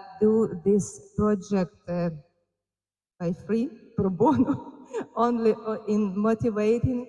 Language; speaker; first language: English; non-native, fluent; Ukrainian